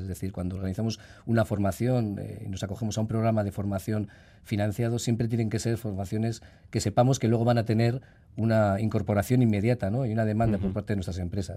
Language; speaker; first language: Spanish; native; Spanish